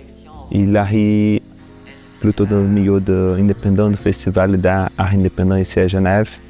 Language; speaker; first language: French; non-native, fluent; Portuguese